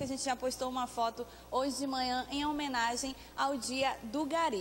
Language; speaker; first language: Portuguese; native; Portuguese